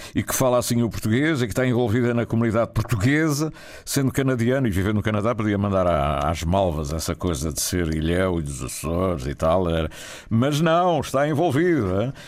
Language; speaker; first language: Portuguese; native; Portuguese